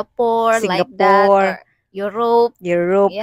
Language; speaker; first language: English; non-native, learner; Cebuano